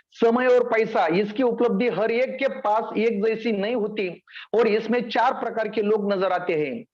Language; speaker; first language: Hindi; non-native, local second language; Marathi